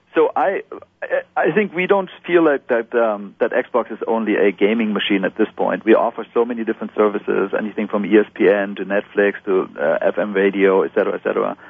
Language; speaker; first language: English; non-native, fluent; German